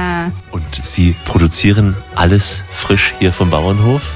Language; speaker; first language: German; native; German